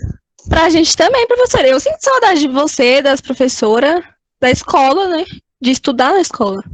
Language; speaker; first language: Portuguese; native; Portuguese